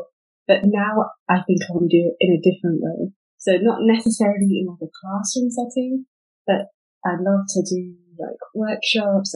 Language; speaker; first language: English; native; English